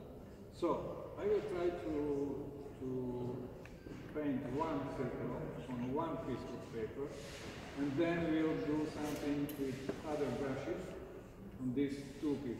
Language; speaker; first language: English; non-native, learner; Slovak